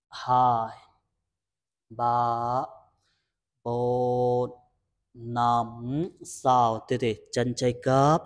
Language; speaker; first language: Vietnamese; non-native, learner; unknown